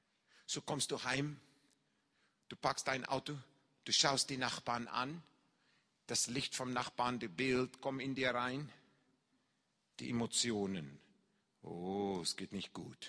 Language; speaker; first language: German; non-native, fluent; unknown